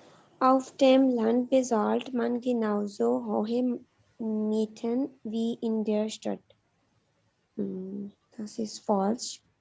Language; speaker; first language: German; non-native, learner; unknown